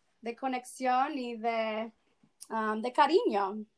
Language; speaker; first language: Spanish; non-native, fluent; English